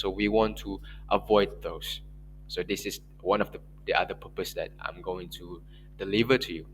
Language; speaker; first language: English; non-native, local second language; Malay